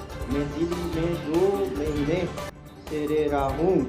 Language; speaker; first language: Hindi; non-native, learner; Korean